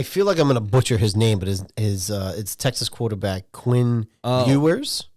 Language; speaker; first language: English; native; English